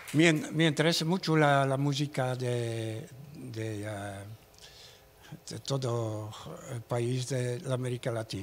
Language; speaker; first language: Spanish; non-native, learner; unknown